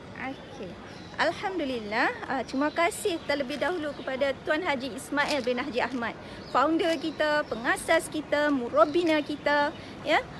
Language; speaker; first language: Malay; native; Malay